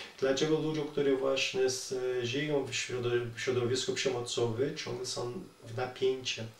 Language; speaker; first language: Polish; non-native, learner; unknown